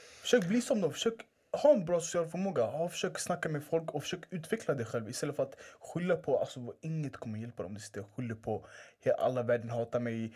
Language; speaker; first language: Swedish; early bilingual, other home language; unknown